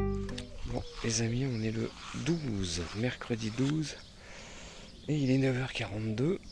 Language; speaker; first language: French; native; French